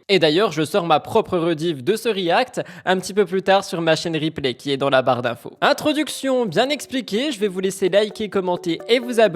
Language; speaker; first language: French; native; French